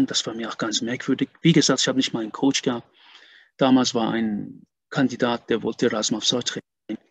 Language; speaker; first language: German; non-native, fluent; Persian